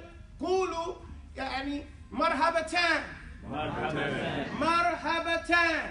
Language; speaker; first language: Arabic; non-native, fluent; English